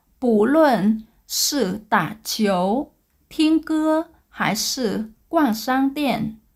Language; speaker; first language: Chinese; non-native, learner; Vietnamese